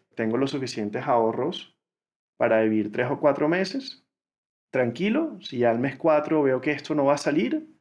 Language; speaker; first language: Spanish; native; Spanish